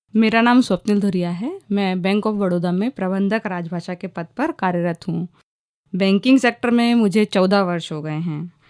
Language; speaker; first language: Hindi; native; Hindi